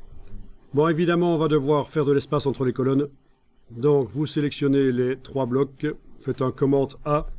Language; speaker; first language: French; native; French